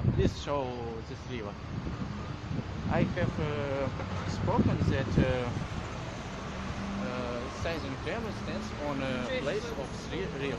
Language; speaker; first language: English; non-native, learner; Russian